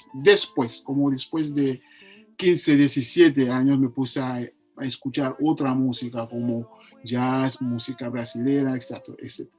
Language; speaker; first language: Spanish; non-native, fluent; Haitian Creole